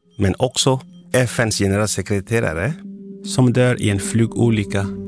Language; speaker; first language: Swedish; non-native, fluent; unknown